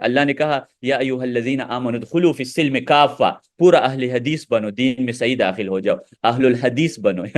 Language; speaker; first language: Urdu; non-native, local second language; Pashto